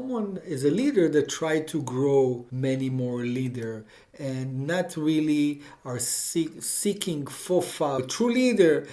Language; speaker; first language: English; non-native, fluent; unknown